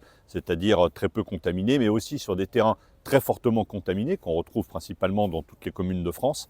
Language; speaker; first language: French; native; French